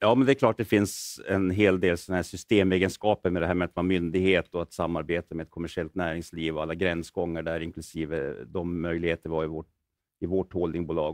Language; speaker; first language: Swedish; native; Swedish